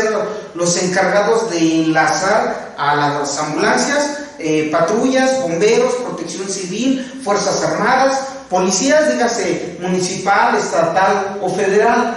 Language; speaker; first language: Spanish; native; Spanish